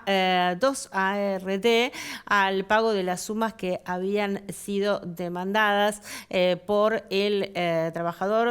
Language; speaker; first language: Spanish; native; Spanish